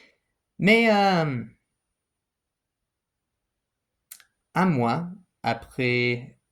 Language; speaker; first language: French; non-native, fluent; English